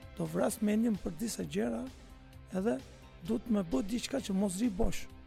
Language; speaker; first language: Albanian; non-native, fluent; Turkish